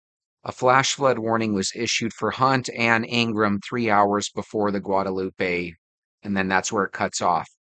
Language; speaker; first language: English; native; English